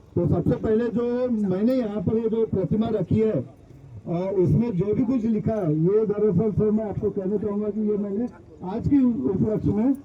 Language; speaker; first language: Hindi; non-native, local second language; Marathi